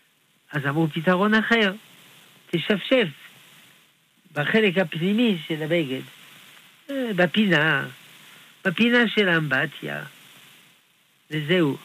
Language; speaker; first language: Hebrew; non-native, fluent; French